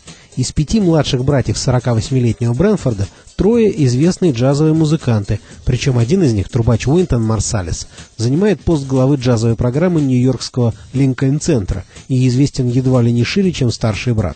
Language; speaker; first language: Russian; native; Russian